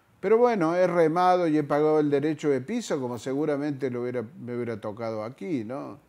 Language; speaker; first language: Spanish; native; Spanish